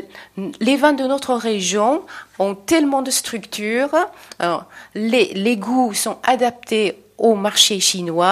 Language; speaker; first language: French; non-native, fluent; Chinese